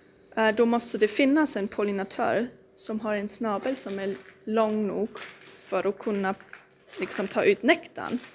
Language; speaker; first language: Swedish; non-native, fluent; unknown